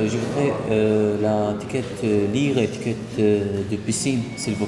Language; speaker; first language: French; non-native, learner; Arabic